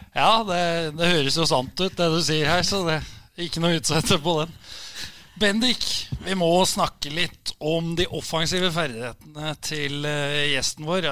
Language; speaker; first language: Norwegian; native; Norwegian